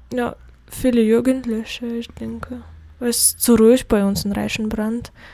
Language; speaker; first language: German; non-native, fluent; Russian